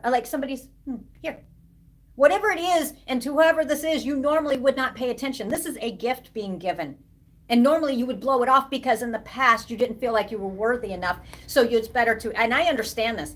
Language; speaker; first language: English; native; English